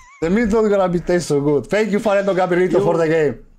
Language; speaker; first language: English; non-native, learner; Polish